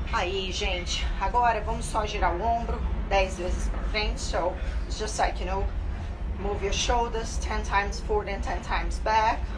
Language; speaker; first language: English; non-native, fluent; Portuguese